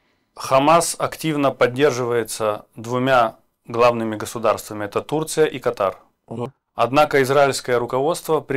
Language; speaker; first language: Russian; native; Russian